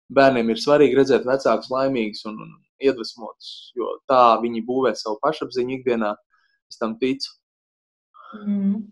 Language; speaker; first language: Latvian; native; Latvian